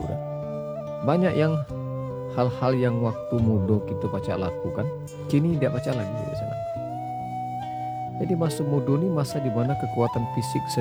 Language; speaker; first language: Indonesian; native; Indonesian